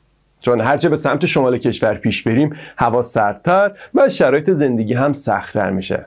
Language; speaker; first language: Persian; native; Persian